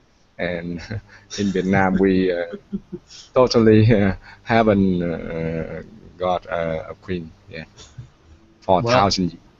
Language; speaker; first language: English; non-native, learner; Vietnamese